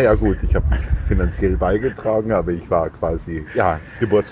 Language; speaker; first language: German; native; German